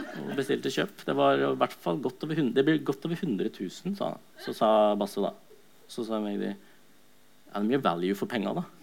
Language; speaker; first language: Norwegian; early bilingual, other home language; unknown